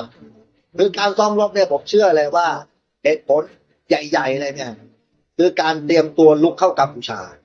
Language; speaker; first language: Thai; native; Thai